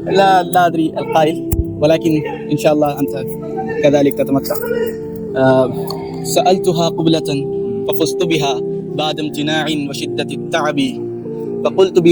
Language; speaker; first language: Arabic; non-native, fluent; Urdu